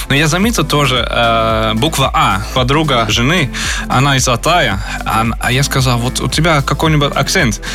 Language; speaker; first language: Russian; non-native, fluent; Dutch